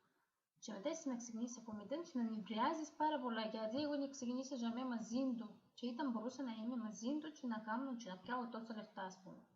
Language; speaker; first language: Greek; non-native, fluent; Russian